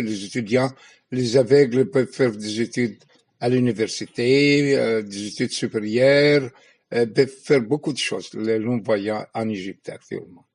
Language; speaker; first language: French; non-native, fluent; Arabic